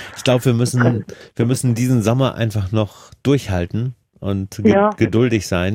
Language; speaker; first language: German; native; German